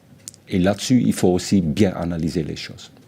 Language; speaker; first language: French; non-native, fluent; Dutch